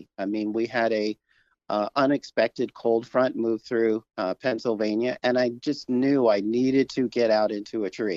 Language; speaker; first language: English; native; English